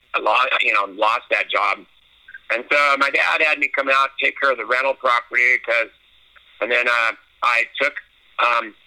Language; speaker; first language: English; native; English